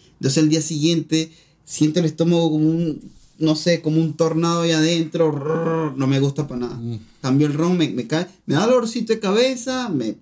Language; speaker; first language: Spanish; native; Spanish